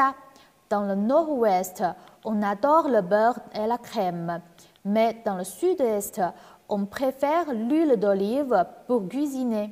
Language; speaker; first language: French; non-native, fluent; Chinese